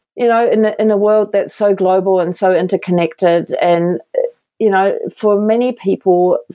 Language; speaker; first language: English; non-native, fluent; German